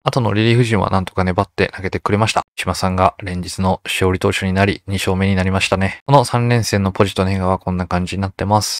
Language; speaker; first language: Japanese; native; Japanese